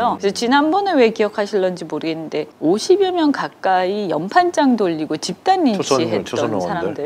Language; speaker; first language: Korean; native; Korean